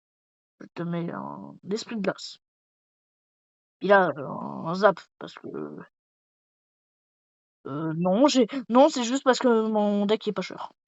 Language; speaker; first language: French; native; French